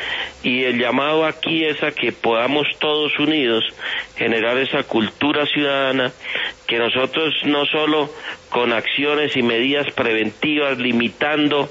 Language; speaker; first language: Spanish; native; Spanish